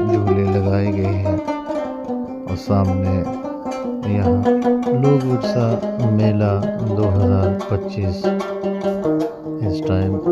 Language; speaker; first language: Urdu; native; Urdu